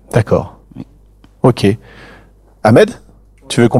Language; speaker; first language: French; native; French